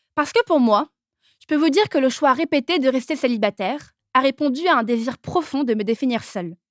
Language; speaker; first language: French; native; French